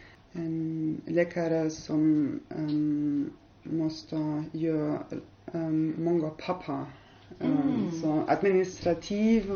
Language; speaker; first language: Swedish; non-native, learner; German